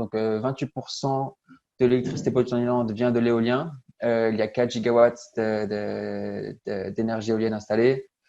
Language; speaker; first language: French; native; French